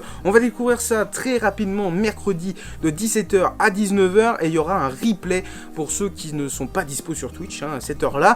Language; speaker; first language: French; native; French